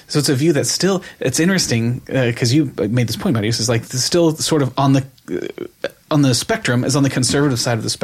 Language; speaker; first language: English; native; English